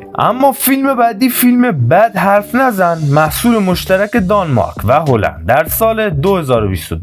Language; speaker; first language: Persian; native; Persian